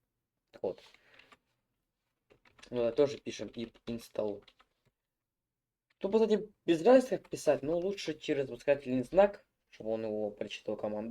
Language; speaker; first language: Russian; native; Russian